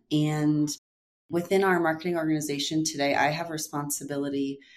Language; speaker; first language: English; native; English